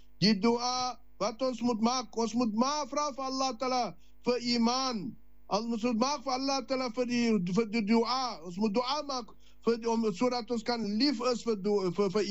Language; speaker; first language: Dutch; non-native, learner; Afrikaans